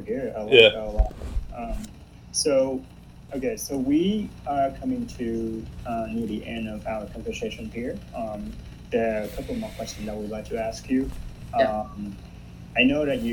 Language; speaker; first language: English; non-native, fluent; Vietnamese